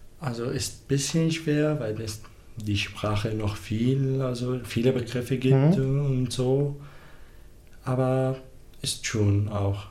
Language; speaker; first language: German; non-native, learner; Arabic